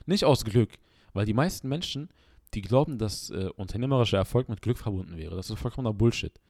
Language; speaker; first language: German; early bilingual, other home language; Arabic